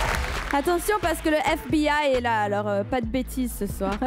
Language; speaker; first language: French; early bilingual, heritage; French